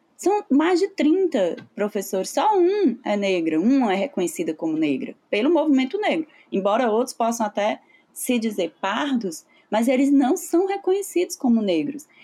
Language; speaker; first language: Portuguese; native; Portuguese